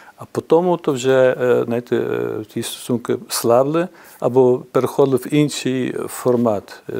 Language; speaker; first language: Ukrainian; early bilingual, heritage; Ukrainian